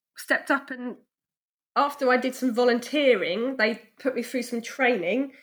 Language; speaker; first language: English; native; English